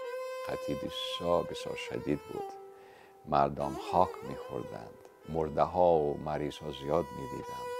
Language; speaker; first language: Persian; non-native, fluent; English